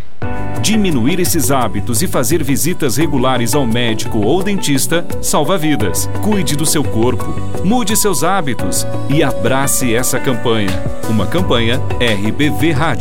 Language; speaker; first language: Portuguese; native; Portuguese